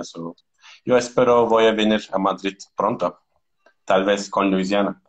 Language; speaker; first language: Spanish; non-native, learner; Turkish